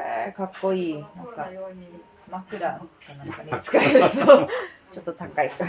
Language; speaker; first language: Japanese; non-native, fluent; English